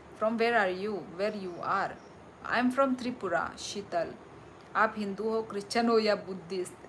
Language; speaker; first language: Hindi; non-native, local second language; Kok Borok